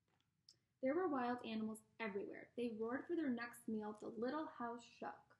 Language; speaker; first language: English; native; English